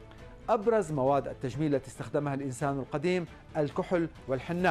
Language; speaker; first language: Arabic; native; Arabic